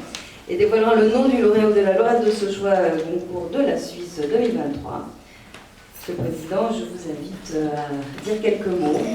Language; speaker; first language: French; native; French